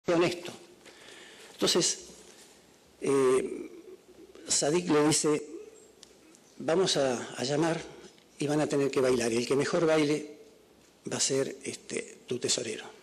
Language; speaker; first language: Spanish; native; Spanish